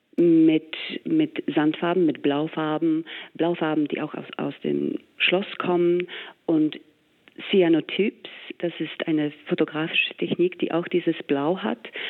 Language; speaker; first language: German; non-native, fluent; English